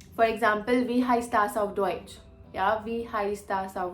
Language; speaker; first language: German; non-native, fluent; Hindi